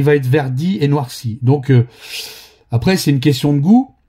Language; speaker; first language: French; native; French